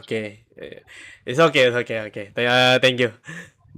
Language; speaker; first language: English; non-native, learner; Indonesian